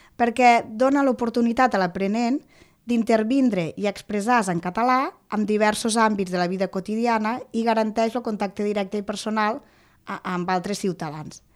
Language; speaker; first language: Catalan; native; Catalan